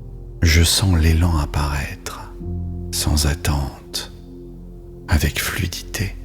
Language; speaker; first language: French; native; French